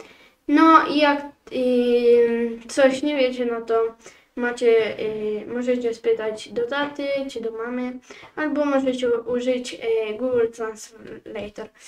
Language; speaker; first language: Polish; early bilingual, heritage; Polish